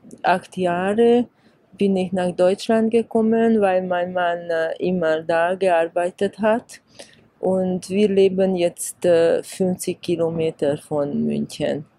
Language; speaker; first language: German; non-native, fluent; Hungarian